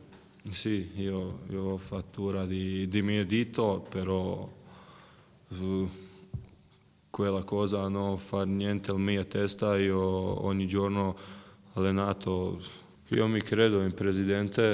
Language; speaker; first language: Italian; non-native, learner; Croatian